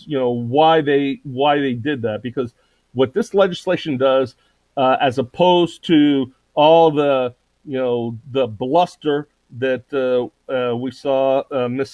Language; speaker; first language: English; native; English